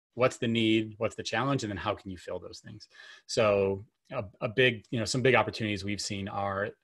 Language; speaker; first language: English; native; English